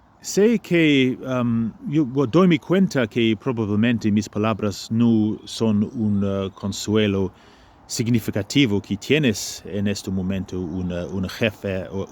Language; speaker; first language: Spanish; non-native, fluent; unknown